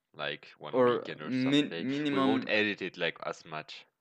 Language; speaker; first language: English; non-native, fluent; German